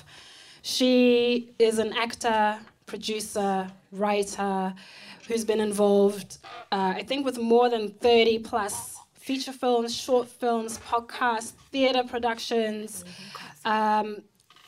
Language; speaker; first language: English; non-native, local second language; Shona